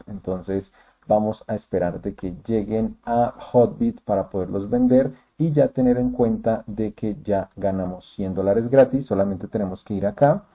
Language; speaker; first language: Spanish; native; Spanish